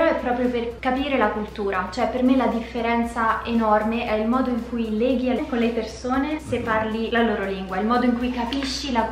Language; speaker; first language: Italian; native; Italian